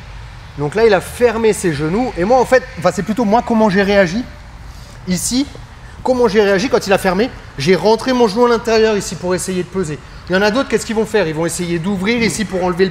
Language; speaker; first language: French; native; French